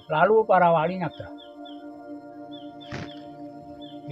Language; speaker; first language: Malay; non-native, local second language; Javanese